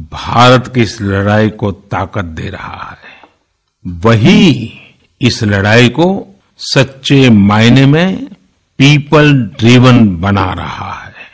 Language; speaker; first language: Hindi; non-native, local second language; Gujarati